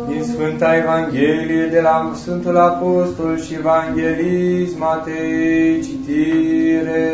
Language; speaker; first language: Romanian; native; Romanian